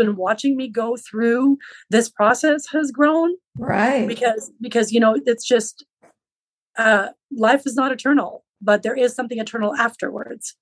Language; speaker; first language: English; early bilingual, other home language; Low German